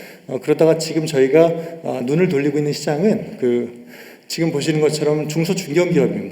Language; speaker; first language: Korean; native; Korean